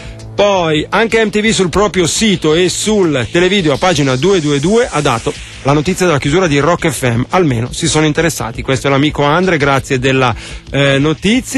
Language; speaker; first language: Italian; native; Italian